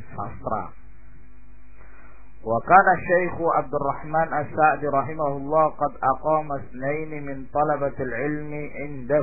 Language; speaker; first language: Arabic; non-native, fluent; Indonesian